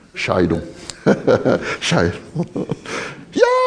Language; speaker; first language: German; non-native, fluent; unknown